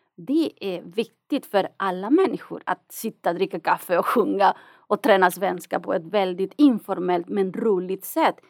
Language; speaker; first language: Swedish; non-native, fluent; Spanish